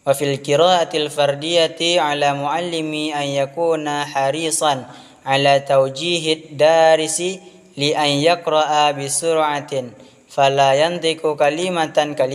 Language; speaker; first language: Arabic; non-native, learner; Indonesian